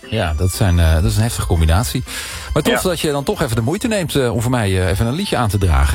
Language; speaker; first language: Dutch; native; Dutch